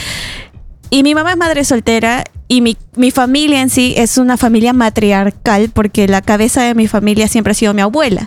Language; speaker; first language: Spanish; native; Spanish